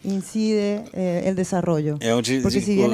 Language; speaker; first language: Portuguese; non-native, learner; Spanish